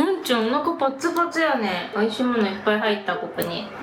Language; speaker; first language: Japanese; native; Japanese